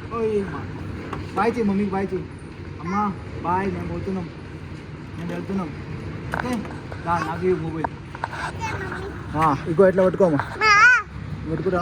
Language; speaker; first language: Telugu; non-native, learner; Hindi